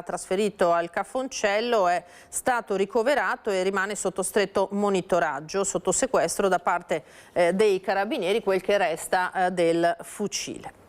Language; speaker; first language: Italian; native; Italian